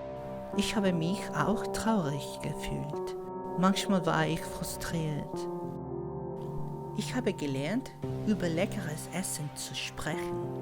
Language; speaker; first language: German; non-native, learner; Spanish